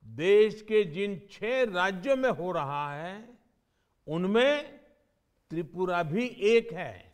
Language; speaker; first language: Hindi; native; Hindi